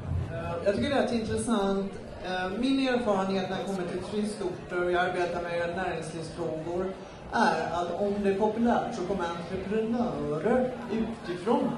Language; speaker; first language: Swedish; native; Swedish